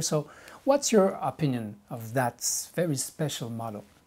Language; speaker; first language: English; non-native, fluent; French